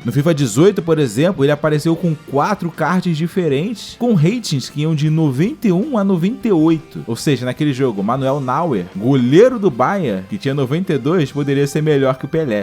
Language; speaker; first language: Portuguese; native; Portuguese